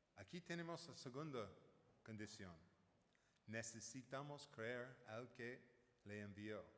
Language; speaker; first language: Spanish; non-native, fluent; English